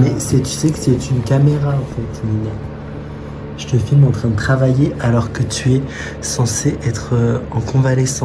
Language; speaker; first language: French; native; French